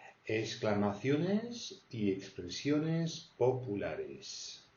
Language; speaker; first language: Spanish; non-native, fluent; French